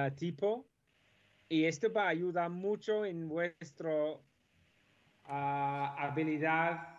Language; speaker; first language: Spanish; non-native, fluent; English